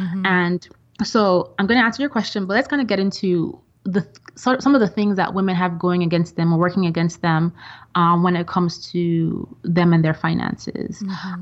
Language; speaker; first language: English; non-native, local second language; Yoruba